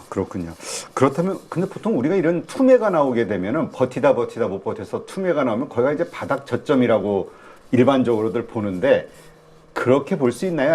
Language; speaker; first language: Korean; native; Korean